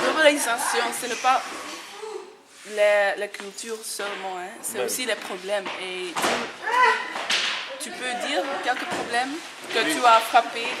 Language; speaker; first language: French; non-native, local second language; Dutch